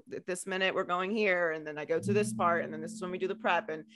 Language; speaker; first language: English; native; English